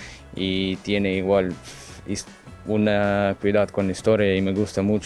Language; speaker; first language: Spanish; non-native, learner; Ukrainian